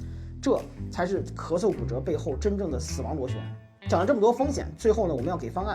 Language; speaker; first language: Chinese; native; Chinese